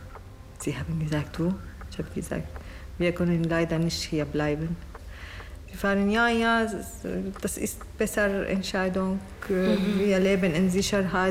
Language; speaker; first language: German; non-native, learner; Arabic